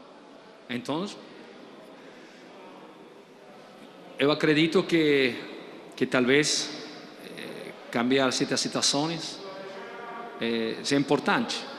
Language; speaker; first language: Portuguese; non-native, learner; Spanish